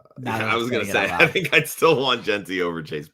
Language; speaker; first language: English; native; English